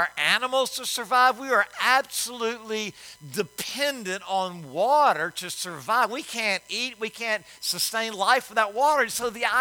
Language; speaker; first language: English; native; English